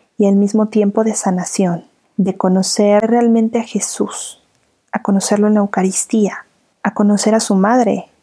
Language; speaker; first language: Spanish; native; Spanish